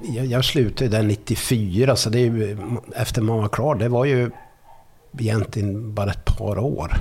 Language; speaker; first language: Swedish; native; Swedish